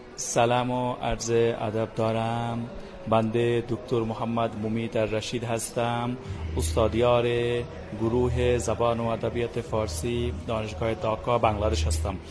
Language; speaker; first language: Persian; non-native, fluent; Bangla